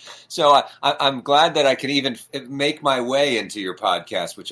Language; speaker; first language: English; native; English